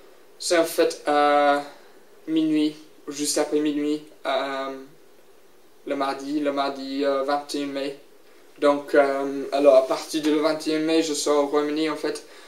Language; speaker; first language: French; non-native, learner; English